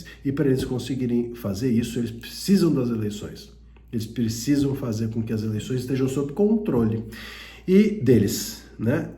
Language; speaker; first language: Portuguese; native; Portuguese